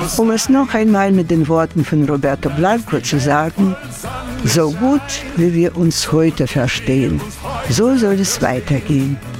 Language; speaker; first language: German; non-native, fluent; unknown